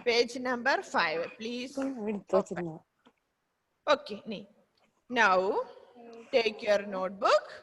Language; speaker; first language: English; non-native, fluent; Malayalam